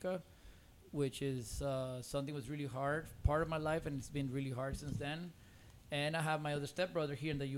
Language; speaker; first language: English; non-native, fluent; Spanish